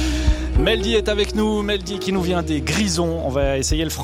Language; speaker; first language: French; native; French